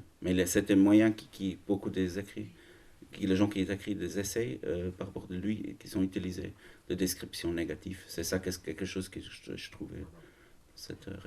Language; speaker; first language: French; non-native, learner; German